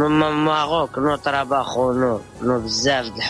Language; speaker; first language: Spanish; non-native, learner; Arabic